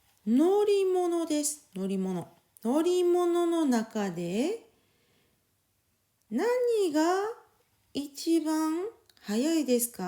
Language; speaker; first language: Japanese; non-native, fluent; French